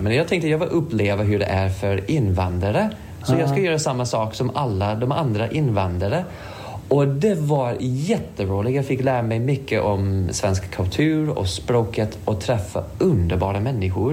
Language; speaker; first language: Swedish; non-native, fluent; English